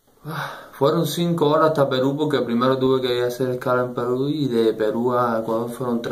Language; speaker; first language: Spanish; native; Spanish